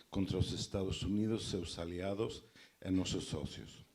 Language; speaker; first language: Portuguese; non-native, fluent; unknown